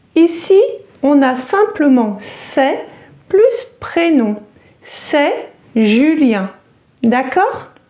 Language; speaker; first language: French; native; French